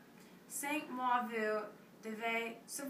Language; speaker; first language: French; non-native, learner; English